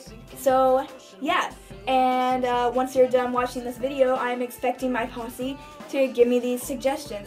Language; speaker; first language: English; native; English